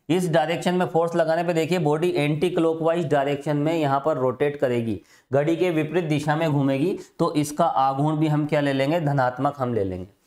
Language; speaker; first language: Hindi; native; Hindi